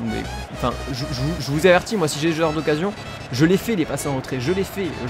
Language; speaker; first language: French; native; French